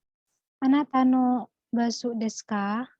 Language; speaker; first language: Japanese; non-native, learner; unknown